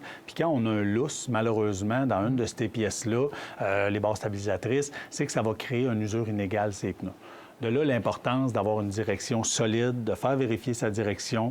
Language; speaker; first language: French; native; French